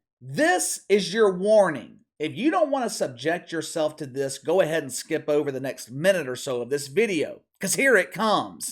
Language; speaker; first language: English; native; English